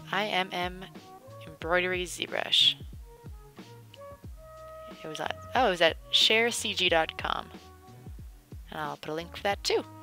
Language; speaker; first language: English; native; English